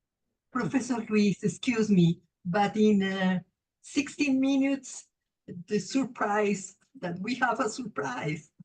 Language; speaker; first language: English; non-native, learner; Spanish